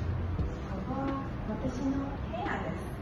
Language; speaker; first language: Japanese; non-native, learner; Malay